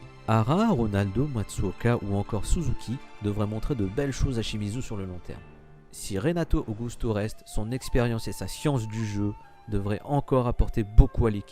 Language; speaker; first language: French; native; French